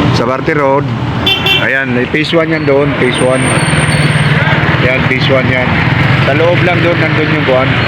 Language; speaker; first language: Filipino; native; Filipino